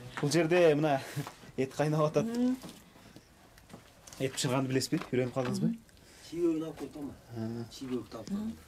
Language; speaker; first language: Kyrgyz; native; Kyrgyz